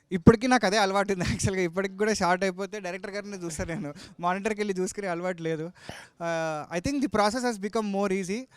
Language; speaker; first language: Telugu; native; Telugu